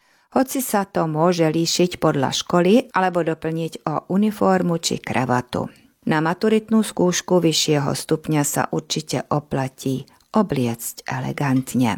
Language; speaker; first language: Slovak; early bilingual, heritage; Slovak